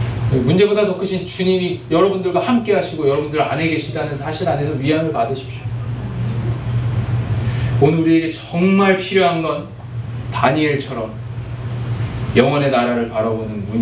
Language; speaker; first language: Korean; native; Korean